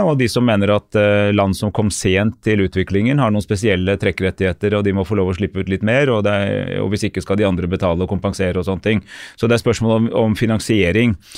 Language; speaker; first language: Norwegian; native; Norwegian